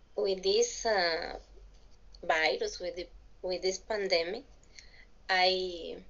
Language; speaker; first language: English; non-native, learner; Spanish